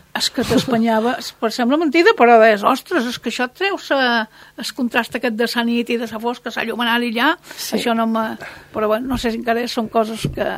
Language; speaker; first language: Catalan; native; Catalan